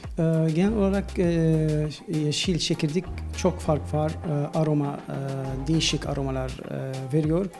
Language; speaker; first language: Turkish; non-native, learner; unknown